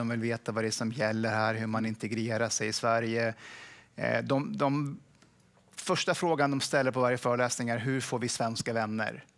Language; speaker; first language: Swedish; early bilingual, other home language; Persian